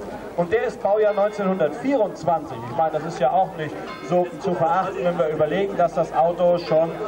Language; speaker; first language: German; native; German